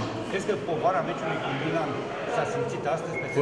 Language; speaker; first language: Romanian; native; Romanian